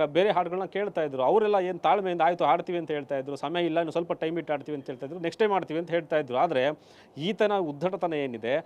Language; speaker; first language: Kannada; native; Kannada